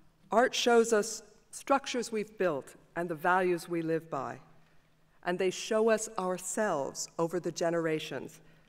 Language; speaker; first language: English; native; English